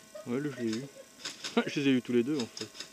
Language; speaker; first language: French; native; French